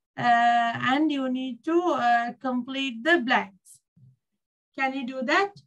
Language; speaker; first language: English; non-native, local second language; Sinhala